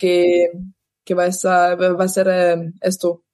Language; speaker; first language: Spanish; non-native, learner; French